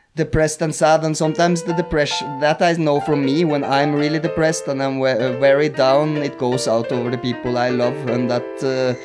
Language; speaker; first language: English; non-native, fluent; Norwegian